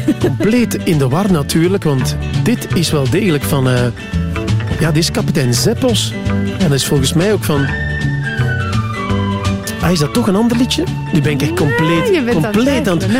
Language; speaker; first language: Dutch; native; Dutch